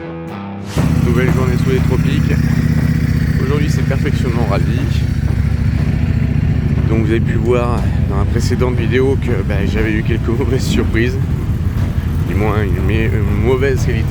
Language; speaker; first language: French; native; French